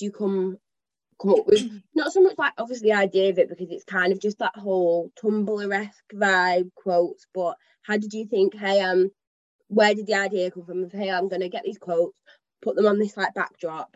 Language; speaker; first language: English; native; English